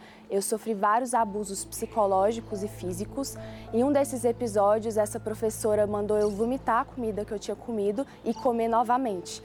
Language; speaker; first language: Portuguese; early bilingual, other home language; Chinese